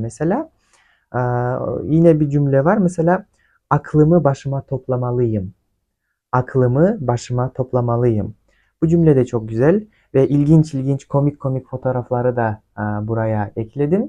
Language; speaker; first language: Turkish; non-native, fluent; Kyrgyz